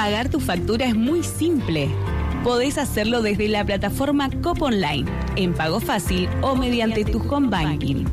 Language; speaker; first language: Spanish; native; Spanish